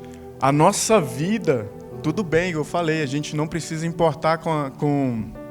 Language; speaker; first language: Portuguese; native; Portuguese